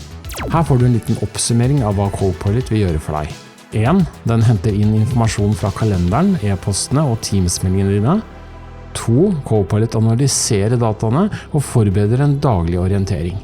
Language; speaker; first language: Norwegian; native; Norwegian